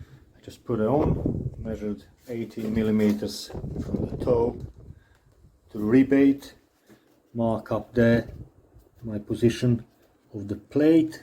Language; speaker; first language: English; non-native, fluent; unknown